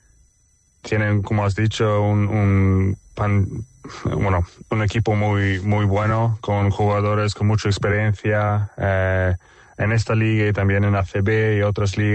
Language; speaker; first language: Spanish; non-native, fluent; Swedish